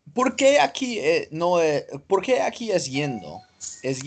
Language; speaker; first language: Spanish; non-native, learner; English